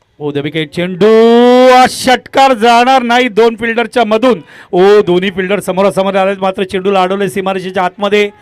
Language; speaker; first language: Marathi; non-native, local second language; Tamil